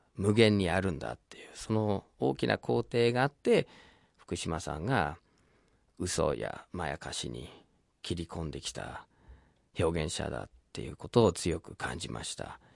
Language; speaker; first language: Japanese; non-native, fluent; English